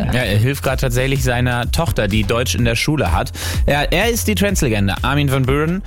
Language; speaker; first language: German; native; German